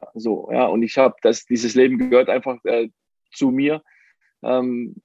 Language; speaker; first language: German; native; German